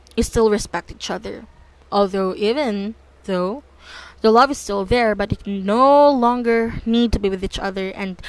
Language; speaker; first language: English; non-native, local second language; Filipino